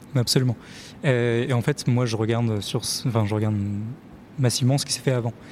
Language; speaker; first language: French; native; French